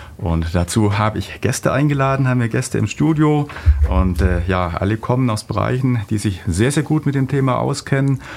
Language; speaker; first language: German; native; German